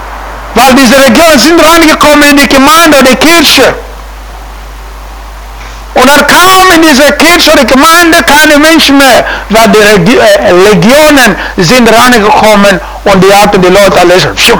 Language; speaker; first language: German; non-native, fluent; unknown